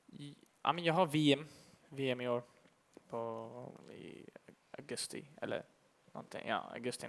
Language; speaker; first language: Swedish; early bilingual, heritage; English